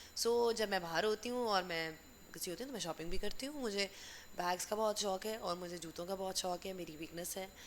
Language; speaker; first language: Urdu; native; Urdu